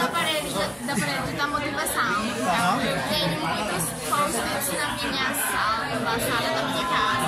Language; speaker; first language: Portuguese; non-native, fluent; Spanish